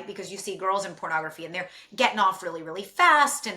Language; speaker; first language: English; native; English